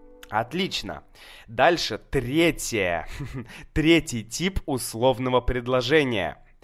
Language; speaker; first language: Russian; native; Russian